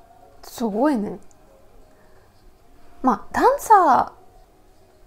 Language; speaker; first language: Japanese; non-native, learner; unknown